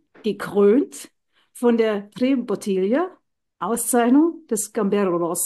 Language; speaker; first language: German; native; German